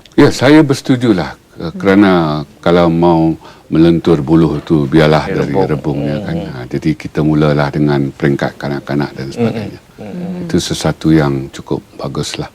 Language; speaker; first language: Malay; native; Malay